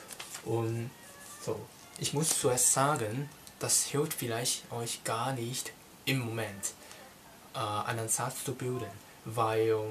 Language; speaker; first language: German; non-native, learner; Cantonese